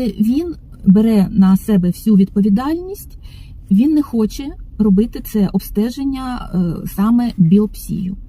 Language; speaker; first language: Ukrainian; non-native, local second language; Russian